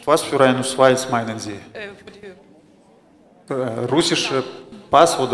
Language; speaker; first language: German; non-native, fluent; Russian